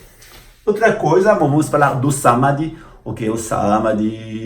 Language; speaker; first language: Portuguese; non-native, fluent; French